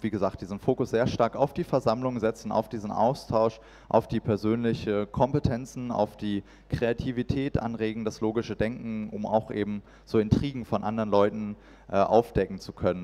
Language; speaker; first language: German; native; German